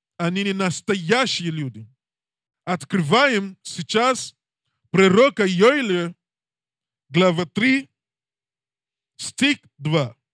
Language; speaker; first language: Russian; non-native, learner; English